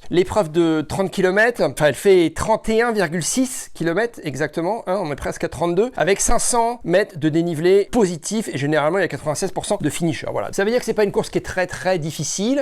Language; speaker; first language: French; native; French